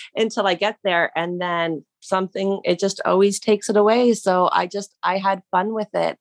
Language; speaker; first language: English; native; English